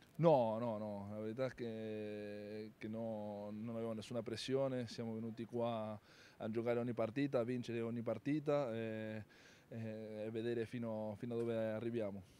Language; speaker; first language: Italian; non-native, fluent; Spanish